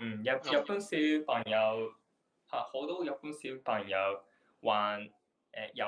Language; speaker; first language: Chinese; non-native, learner; Japanese